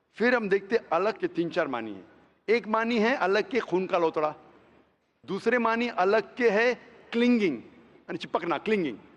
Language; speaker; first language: Hindi; non-native, local second language; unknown